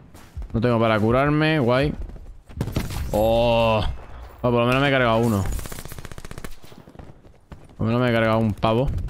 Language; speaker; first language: Spanish; native; Spanish